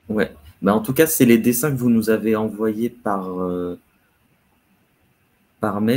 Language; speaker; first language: French; native; French